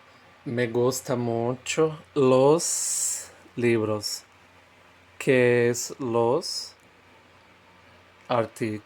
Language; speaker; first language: Spanish; non-native, fluent; Portuguese